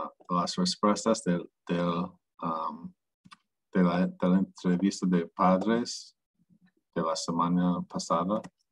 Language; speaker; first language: Spanish; non-native, learner; English